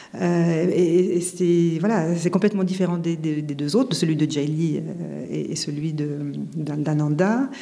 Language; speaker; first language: French; non-native, local second language; Arabic